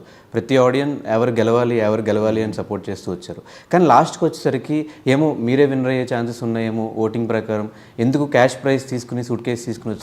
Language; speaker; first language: Telugu; native; Telugu